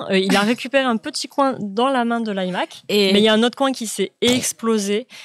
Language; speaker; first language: French; native; French